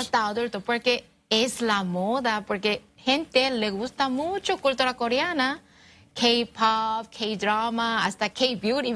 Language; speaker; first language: Spanish; non-native, learner; Korean